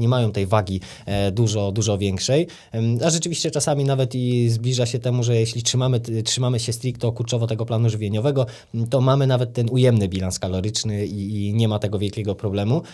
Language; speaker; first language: Polish; native; Polish